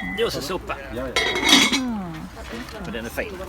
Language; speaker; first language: Swedish; non-native, fluent; Thai